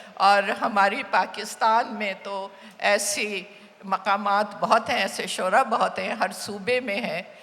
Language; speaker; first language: Urdu; native; Urdu